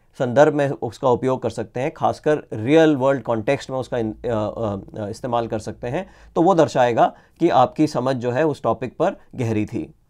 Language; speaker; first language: Hindi; native; Hindi